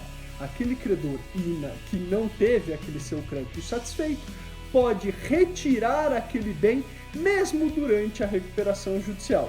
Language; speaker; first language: Portuguese; native; Portuguese